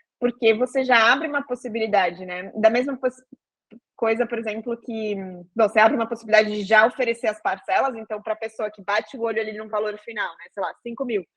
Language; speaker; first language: Portuguese; native; Portuguese